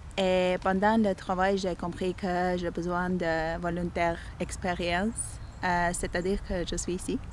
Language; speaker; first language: French; non-native, learner; Armenian